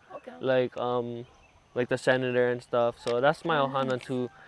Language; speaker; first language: English; native; English